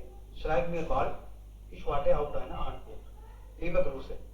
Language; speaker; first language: German; non-native, learner; Hindi